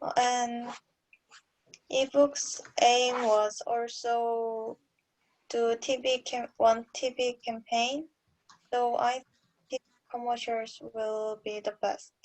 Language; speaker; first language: English; non-native, learner; Korean